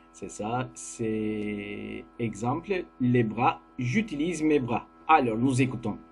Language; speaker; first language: French; non-native, fluent; Turkish